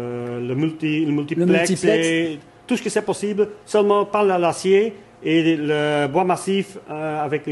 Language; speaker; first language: French; non-native, local second language; Dutch